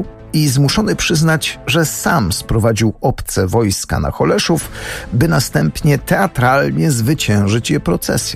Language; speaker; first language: Polish; native; Polish